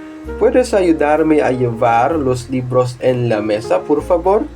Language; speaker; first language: Spanish; non-native, fluent; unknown